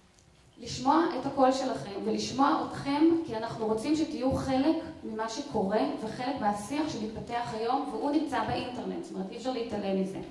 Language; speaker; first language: Hebrew; native; Hebrew